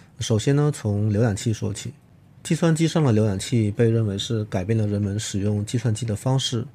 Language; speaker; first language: Chinese; non-native, local second language; Cantonese